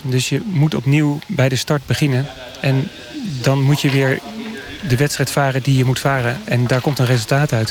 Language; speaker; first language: Dutch; native; Dutch